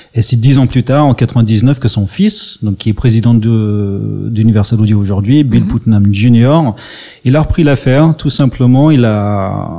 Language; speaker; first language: French; early bilingual, other home language; English